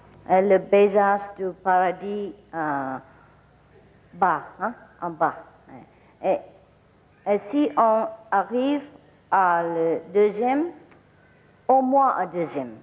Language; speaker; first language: French; non-native, learner; Vietnamese